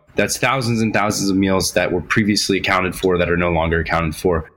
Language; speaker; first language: English; native; English